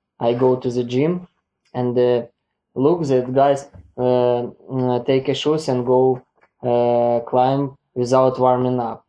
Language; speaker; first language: English; non-native, learner; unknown